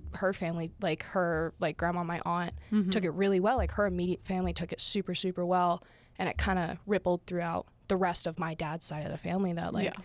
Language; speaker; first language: English; native; English